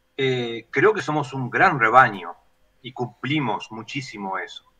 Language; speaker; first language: Spanish; native; Spanish